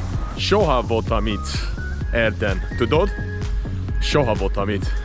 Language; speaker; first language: Hungarian; non-native, learner; English